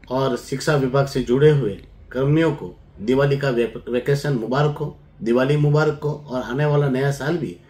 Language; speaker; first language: Hindi; non-native, local second language; Gujarati